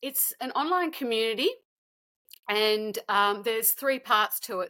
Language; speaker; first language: English; native; English